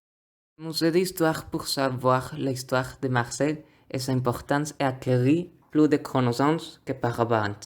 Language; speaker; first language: French; non-native, learner; Spanish